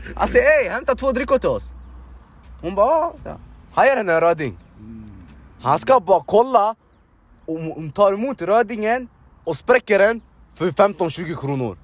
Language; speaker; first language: Swedish; early bilingual, other home language; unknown